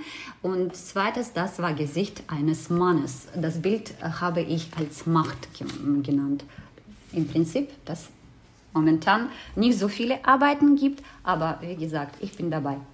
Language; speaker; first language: German; non-native, fluent; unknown